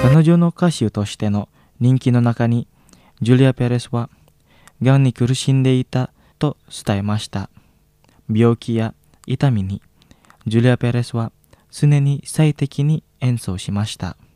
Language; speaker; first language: Japanese; non-native, fluent; Indonesian